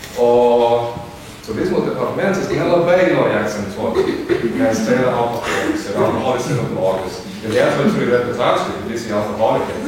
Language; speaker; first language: Lithuanian; non-native, fluent; English